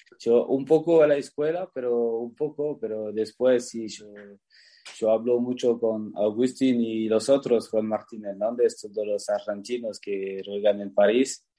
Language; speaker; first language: Spanish; non-native, learner; French